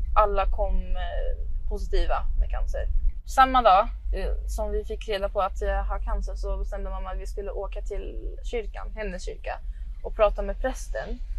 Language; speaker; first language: Swedish; non-native, fluent; Arabic